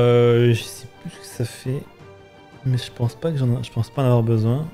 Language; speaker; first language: French; native; French